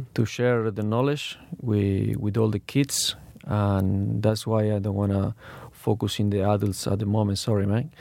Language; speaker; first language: English; non-native, learner; Spanish